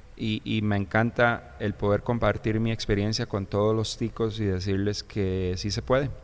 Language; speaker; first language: Spanish; native; Spanish